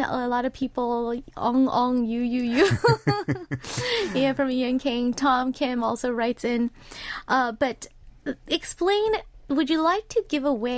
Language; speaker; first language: English; early bilingual, other home language; Korean